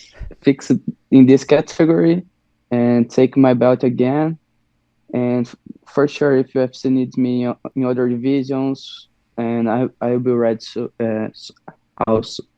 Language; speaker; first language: English; non-native, learner; Portuguese